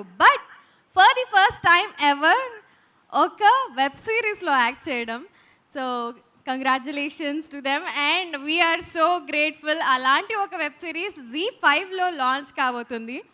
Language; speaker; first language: Telugu; native; Telugu